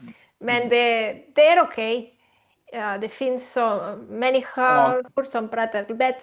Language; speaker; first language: Swedish; non-native, learner; Spanish